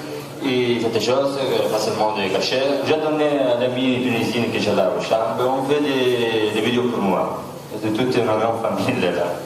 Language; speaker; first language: French; non-native, learner; Italian